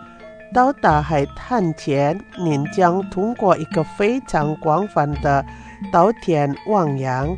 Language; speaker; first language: Chinese; non-native, fluent; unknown